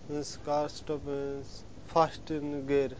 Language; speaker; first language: English; non-native, learner; Punjabi